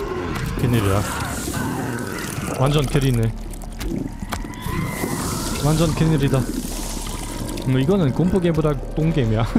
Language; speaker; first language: Korean; non-native, learner; German